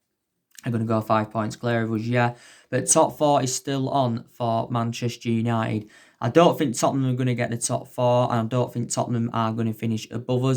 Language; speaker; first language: English; native; English